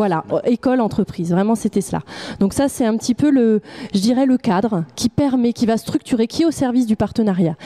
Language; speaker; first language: French; native; French